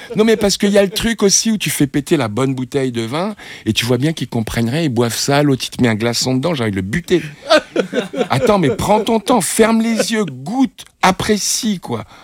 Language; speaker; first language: French; native; French